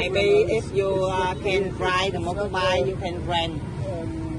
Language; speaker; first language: English; non-native, learner; Vietnamese